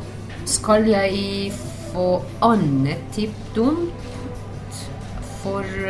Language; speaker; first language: Norwegian; non-native, learner; Persian